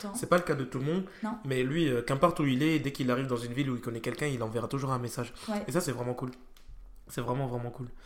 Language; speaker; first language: French; native; French